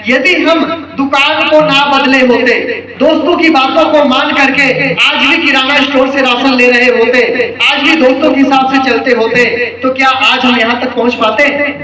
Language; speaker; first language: Hindi; native; Hindi